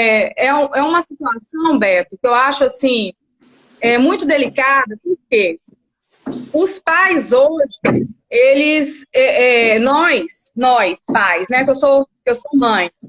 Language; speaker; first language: Portuguese; native; Portuguese